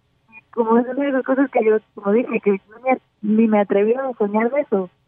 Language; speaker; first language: Spanish; early bilingual, heritage; Spanish